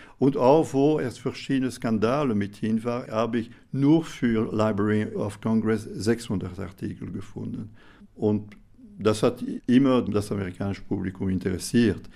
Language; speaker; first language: German; non-native, fluent; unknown